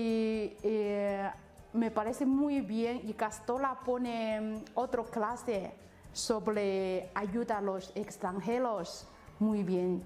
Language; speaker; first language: Spanish; non-native, learner; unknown